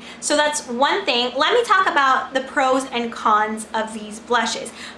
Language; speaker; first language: English; non-native, local second language; Filipino